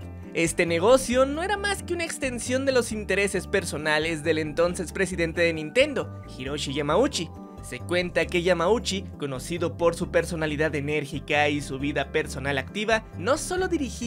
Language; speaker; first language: Spanish; native; Spanish